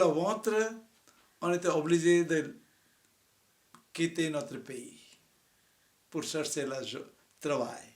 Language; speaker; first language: French; non-native, fluent; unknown